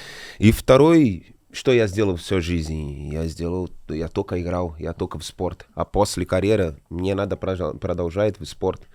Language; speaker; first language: Russian; non-native, learner; Portuguese